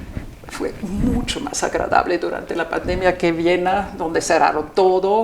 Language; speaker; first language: Spanish; non-native, fluent; German